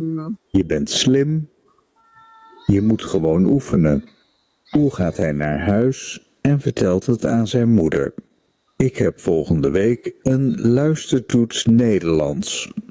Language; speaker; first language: Dutch; non-native, learner; Indonesian